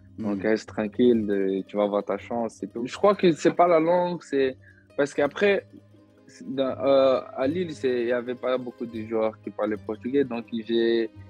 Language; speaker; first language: French; non-native, learner; Portuguese